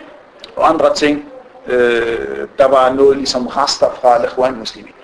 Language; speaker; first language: Danish; non-native, fluent; Arabic